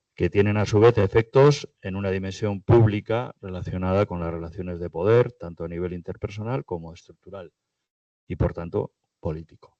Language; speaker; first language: Spanish; native; Spanish